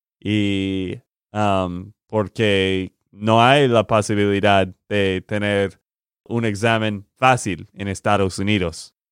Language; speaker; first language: Spanish; non-native, learner; English